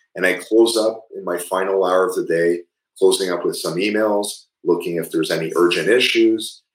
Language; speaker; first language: English; early bilingual, other home language; French